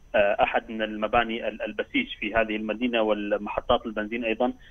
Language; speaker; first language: Arabic; non-native, learner; Kurdish